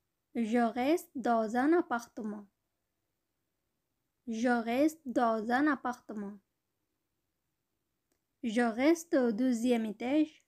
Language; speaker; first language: French; non-native, learner; Bangla